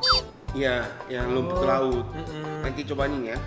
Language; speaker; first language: Indonesian; non-native, fluent; Japanese